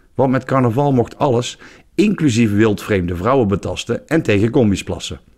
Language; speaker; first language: Dutch; native; Dutch